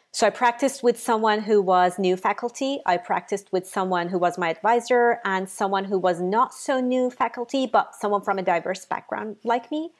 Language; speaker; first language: English; non-native, fluent; Persian